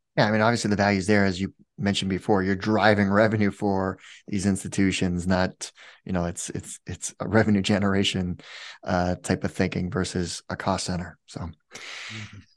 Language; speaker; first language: English; native; English